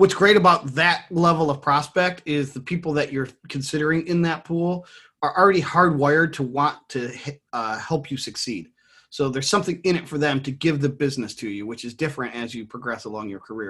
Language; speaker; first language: English; native; English